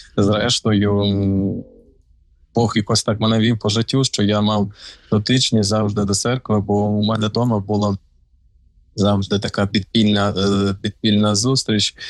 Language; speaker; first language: Ukrainian; native; Ukrainian